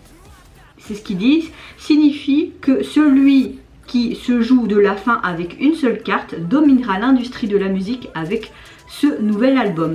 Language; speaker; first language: French; native; French